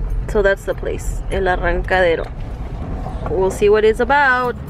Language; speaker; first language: English; early bilingual, other home language; Spanish